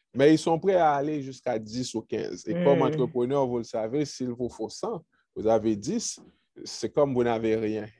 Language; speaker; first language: French; native; French